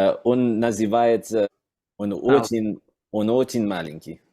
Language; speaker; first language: Russian; non-native, learner; English